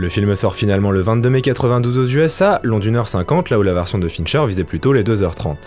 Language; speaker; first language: French; native; French